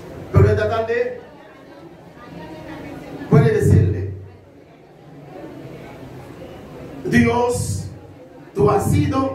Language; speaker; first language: Spanish; non-native, learner; Haitian Creole